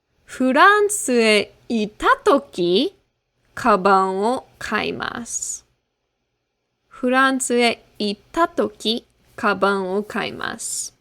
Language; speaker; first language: Japanese; non-native, fluent; English